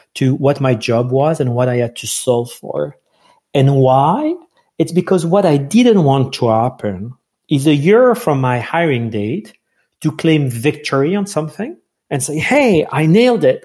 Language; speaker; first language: English; non-native, fluent; French